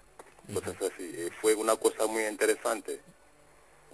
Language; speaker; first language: Spanish; non-native, fluent; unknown